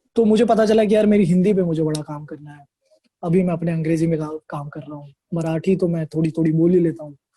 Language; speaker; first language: Hindi; non-native, local second language; Marathi